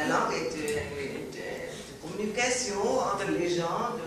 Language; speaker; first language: French; non-native, fluent; Arabic